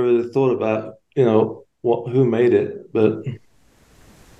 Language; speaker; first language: English; native; English